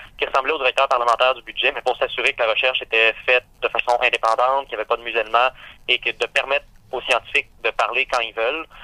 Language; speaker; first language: French; native; French